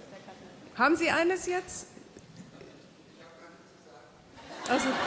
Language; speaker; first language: German; native; German